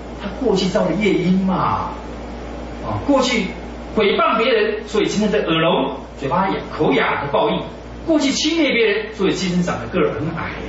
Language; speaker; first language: Chinese; native; Chinese